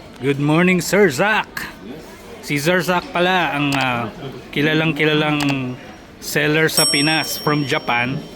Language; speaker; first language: Filipino; native; Filipino